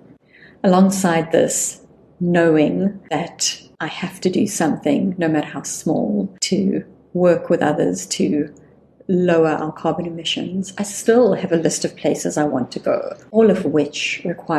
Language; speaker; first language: English; native; English